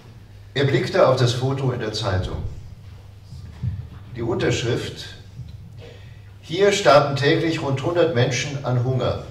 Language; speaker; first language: German; native; German